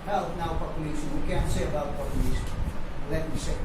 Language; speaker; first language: English; non-native, local second language; Nepali